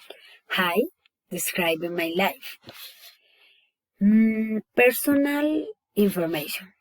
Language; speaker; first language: English; non-native, learner; Spanish